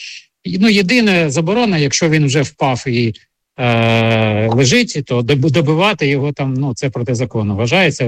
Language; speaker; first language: Ukrainian; native; Ukrainian